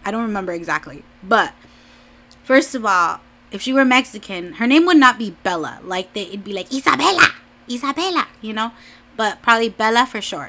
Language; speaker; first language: English; early bilingual, other home language; Spanish